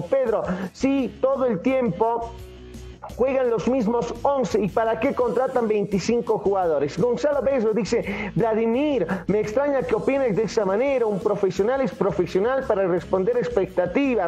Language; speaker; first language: Spanish; native; Spanish